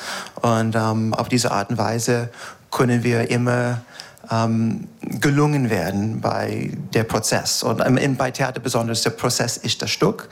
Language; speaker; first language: German; non-native, fluent; English